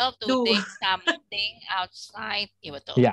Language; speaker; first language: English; non-native, learner; Indonesian